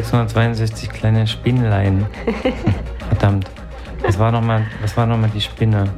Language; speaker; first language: German; native; German